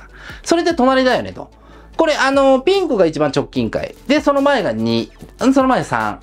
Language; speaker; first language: Japanese; native; Japanese